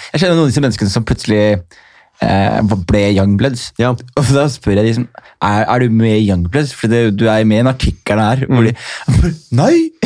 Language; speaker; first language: Norwegian; early bilingual, other home language; Somali